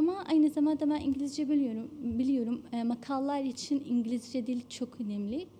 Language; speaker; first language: Turkish; non-native, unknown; Arabic